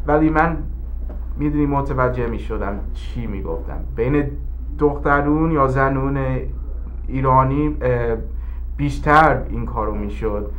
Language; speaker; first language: Persian; early bilingual, heritage; English